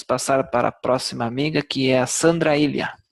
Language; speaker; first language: Portuguese; native; Portuguese